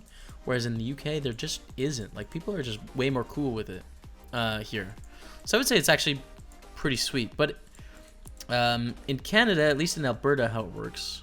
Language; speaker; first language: English; native; English